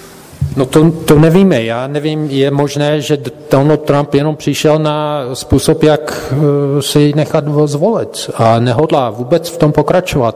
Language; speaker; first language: Czech; non-native, fluent; English